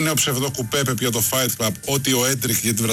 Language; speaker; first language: Greek; native; Greek